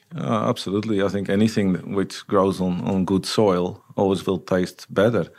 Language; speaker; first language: English; non-native, fluent; Dutch